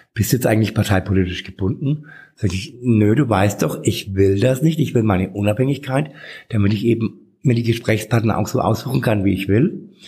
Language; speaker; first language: German; native; German